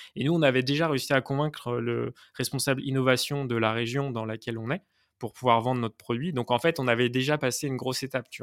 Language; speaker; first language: French; native; French